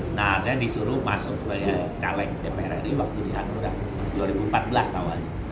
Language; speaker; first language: Indonesian; early bilingual, heritage; Indonesian